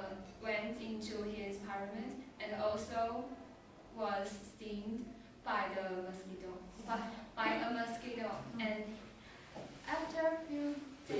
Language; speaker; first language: English; non-native, learner; Chinese